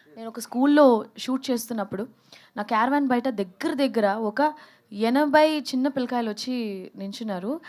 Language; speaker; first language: Telugu; native; Telugu